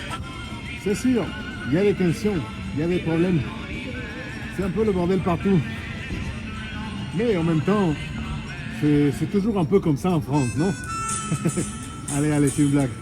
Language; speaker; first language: French; non-native, fluent; Spanish